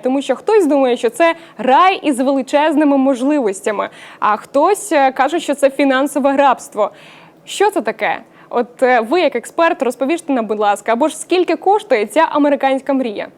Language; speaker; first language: Ukrainian; native; Ukrainian